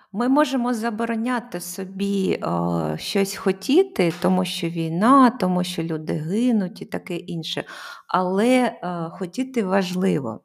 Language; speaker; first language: Ukrainian; non-native, local second language; Russian